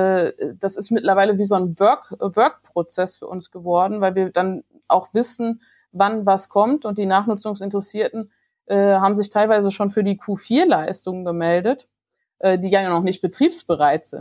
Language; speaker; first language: German; native; German